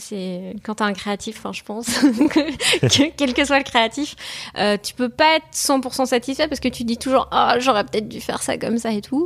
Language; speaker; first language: French; native; French